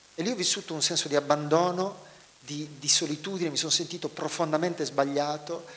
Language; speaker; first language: Italian; native; Italian